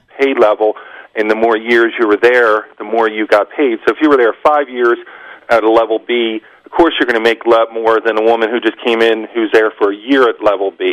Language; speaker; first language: English; native; English